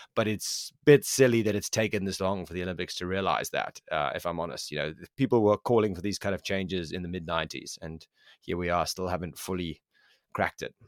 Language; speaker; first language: English; native; English